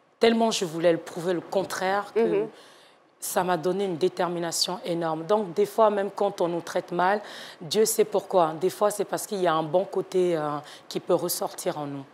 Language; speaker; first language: French; non-native, local second language; Yoruba